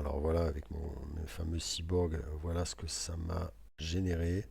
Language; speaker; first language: French; native; French